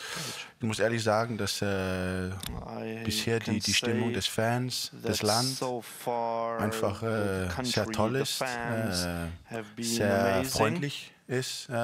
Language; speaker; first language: German; non-native, fluent; Danish